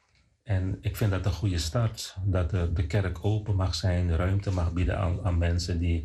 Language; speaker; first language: Dutch; non-native, fluent; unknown